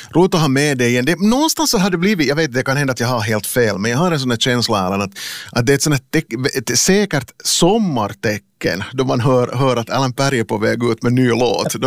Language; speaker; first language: Swedish; native; Swedish